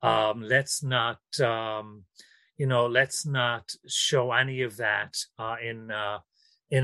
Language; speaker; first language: English; native; English